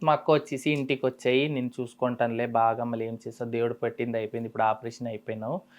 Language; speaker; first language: Telugu; native; Telugu